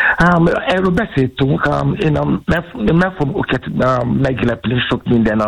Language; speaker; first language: Hungarian; non-native, fluent; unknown